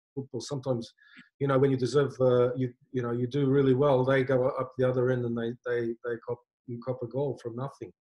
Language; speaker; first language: English; native; English